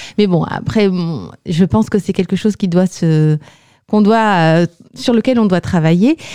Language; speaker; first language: French; non-native, local second language; Kabyle